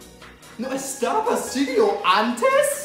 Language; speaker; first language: Spanish; non-native, learner; English